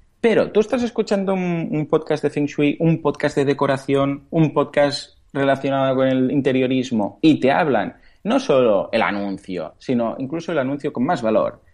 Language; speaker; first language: Spanish; native; Spanish